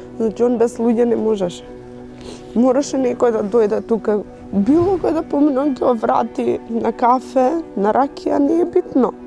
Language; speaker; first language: Macedonian; non-native, local second language; Romany